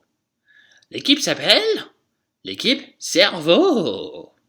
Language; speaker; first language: French; non-native, fluent; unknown